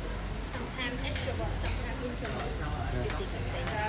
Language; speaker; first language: English; non-native, local second language; Vietnamese